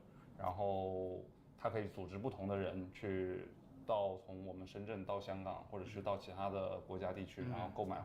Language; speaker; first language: Chinese; native; Chinese